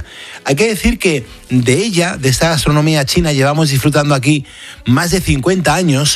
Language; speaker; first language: Spanish; native; Spanish